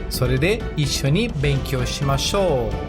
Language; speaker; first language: Japanese; non-native, learner; Portuguese